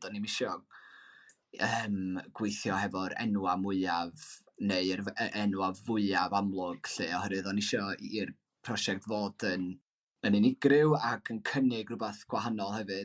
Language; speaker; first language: Welsh; native; Welsh